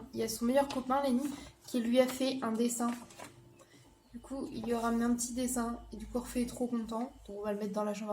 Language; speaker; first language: French; native; French